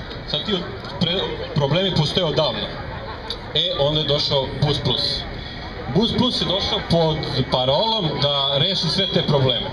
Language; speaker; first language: Serbian; native; Serbian